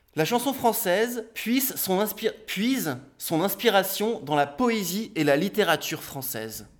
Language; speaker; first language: French; native; French